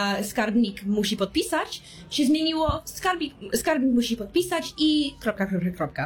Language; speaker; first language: Polish; early bilingual, heritage; Polish